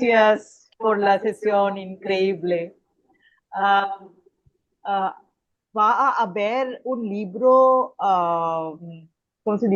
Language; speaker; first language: Spanish; non-native, learner; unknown